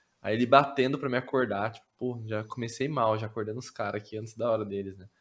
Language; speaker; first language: Portuguese; native; Portuguese